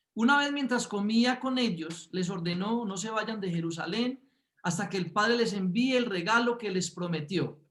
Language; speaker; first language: Spanish; native; Spanish